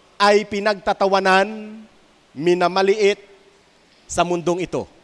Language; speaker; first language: Filipino; native; Filipino